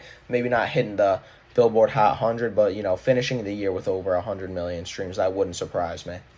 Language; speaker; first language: English; native; English